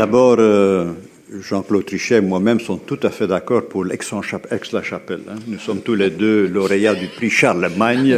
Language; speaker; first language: French; native; French